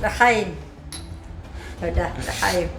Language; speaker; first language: Hebrew; non-native, fluent; Amharic